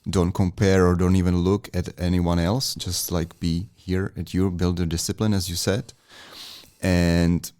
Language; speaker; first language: English; non-native, fluent; Czech